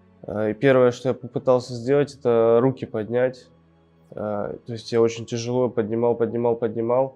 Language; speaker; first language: Russian; native; Russian